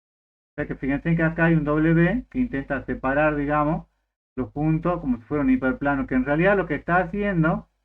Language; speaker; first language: Spanish; native; Spanish